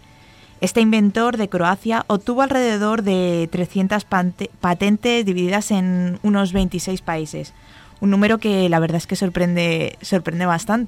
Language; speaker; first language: Spanish; native; Spanish